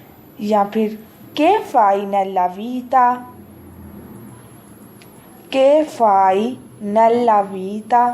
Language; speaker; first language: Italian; non-native, fluent; Urdu